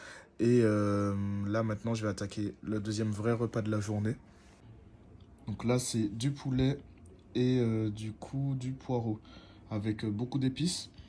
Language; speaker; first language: French; native; French